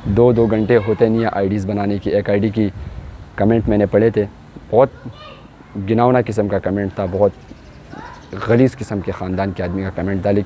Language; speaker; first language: Urdu; non-native, local second language; Pashto